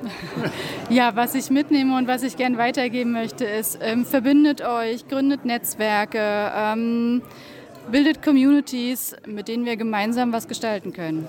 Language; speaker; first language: German; native; German